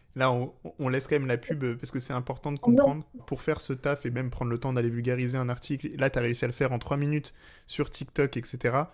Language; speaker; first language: French; native; French